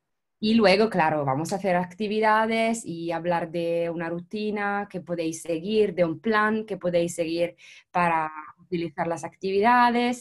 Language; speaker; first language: Spanish; non-native, fluent; Italian